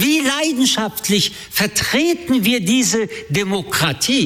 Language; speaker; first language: German; early bilingual, other home language; French